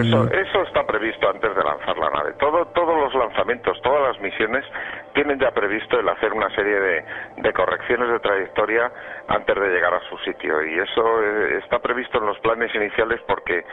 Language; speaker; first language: Spanish; native; Spanish